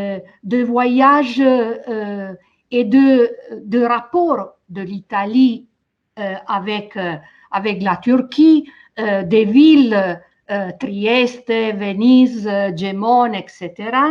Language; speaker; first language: French; non-native, fluent; Italian